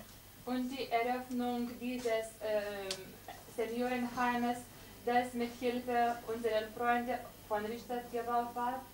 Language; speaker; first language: German; non-native, fluent; Lithuanian